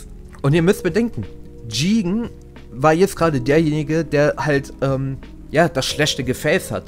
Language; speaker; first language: German; native; German